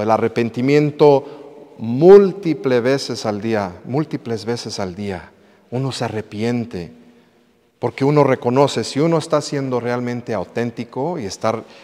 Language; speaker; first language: Spanish; early bilingual, heritage; English